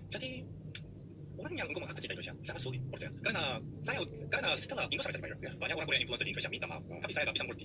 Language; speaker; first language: Indonesian; non-native, learner; Korean